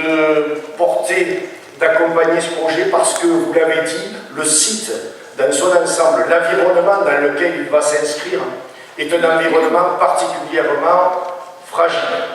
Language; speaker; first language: French; native; French